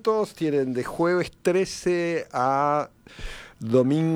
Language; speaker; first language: Spanish; native; Spanish